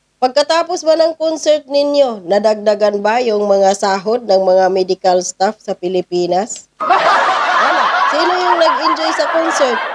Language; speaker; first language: Filipino; non-native, local second language; Cebuano